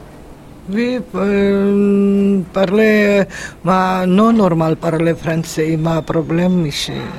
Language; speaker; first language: French; non-native, learner; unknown